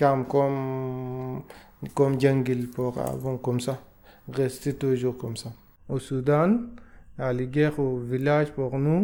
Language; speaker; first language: French; non-native, learner; Arabic